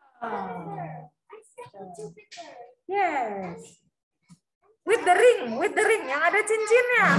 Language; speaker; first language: English; non-native, learner; Indonesian